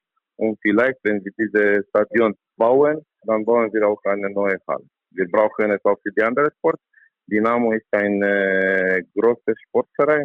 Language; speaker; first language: German; non-native, learner; Romanian